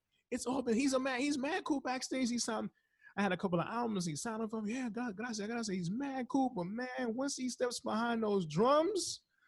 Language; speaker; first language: English; early bilingual, other home language; Spanish